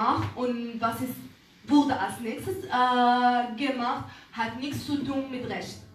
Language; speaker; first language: German; non-native, learner; Arabic